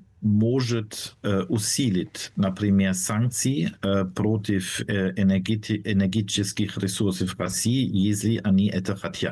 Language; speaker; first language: Russian; non-native, fluent; German